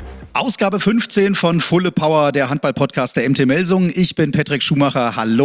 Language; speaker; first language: German; native; German